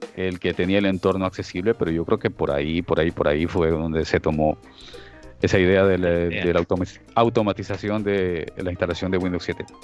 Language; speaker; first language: Spanish; native; Spanish